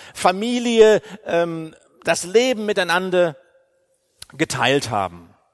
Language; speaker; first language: German; non-native, fluent; English